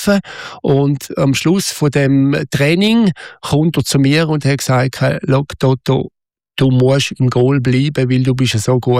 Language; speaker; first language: German; native; German